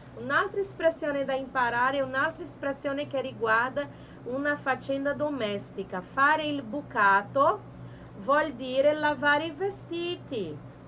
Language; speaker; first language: Italian; non-native, fluent; Portuguese